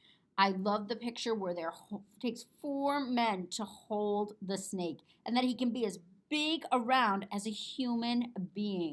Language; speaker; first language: English; native; English